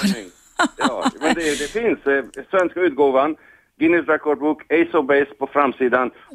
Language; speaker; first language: Swedish; non-native, fluent; Hungarian